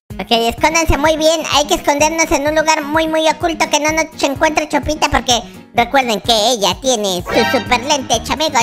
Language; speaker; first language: Spanish; native; Spanish